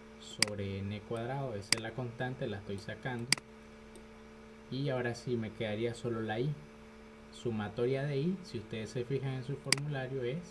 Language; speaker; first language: Spanish; native; Spanish